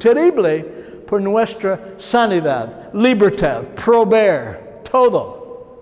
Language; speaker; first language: Spanish; non-native, learner; English